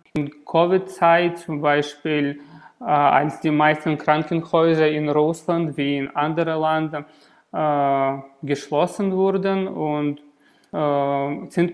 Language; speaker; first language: German; non-native, learner; Russian